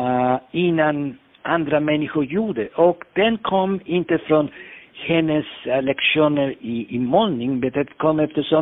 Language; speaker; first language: Swedish; non-native, fluent; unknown